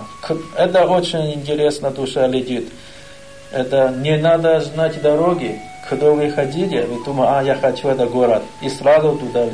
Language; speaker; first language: Russian; non-native, learner; Chinese